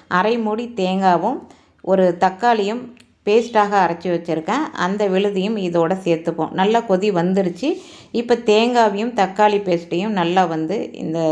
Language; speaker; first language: Tamil; native; Tamil